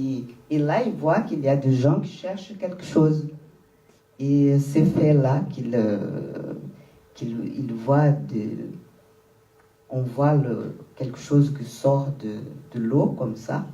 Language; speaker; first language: French; non-native, fluent; Portuguese